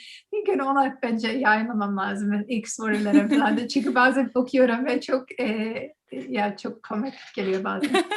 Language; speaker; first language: Turkish; non-native, learner; English